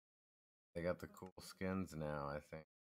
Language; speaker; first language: English; native; English